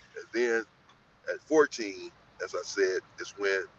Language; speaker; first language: English; native; English